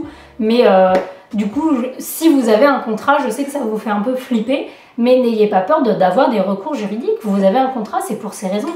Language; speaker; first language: French; native; French